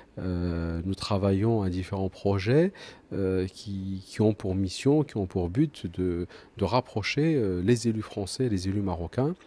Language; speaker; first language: French; early bilingual, other home language; Arabic